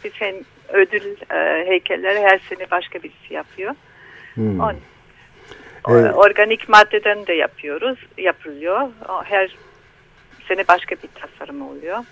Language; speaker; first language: Turkish; non-native, learner; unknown